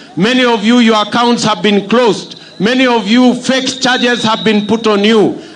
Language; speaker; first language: English; non-native, local second language; Kalenjin